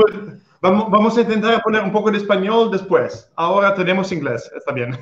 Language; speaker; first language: Spanish; non-native, learner; Italian